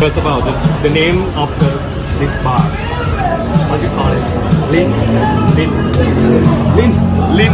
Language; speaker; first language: English; non-native, learner; Thai